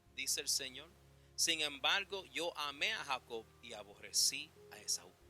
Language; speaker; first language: Spanish; early bilingual, heritage; Spanish